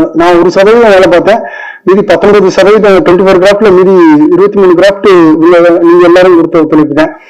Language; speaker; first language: Tamil; native; Tamil